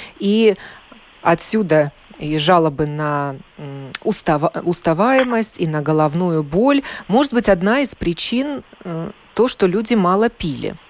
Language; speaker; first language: Russian; native; Russian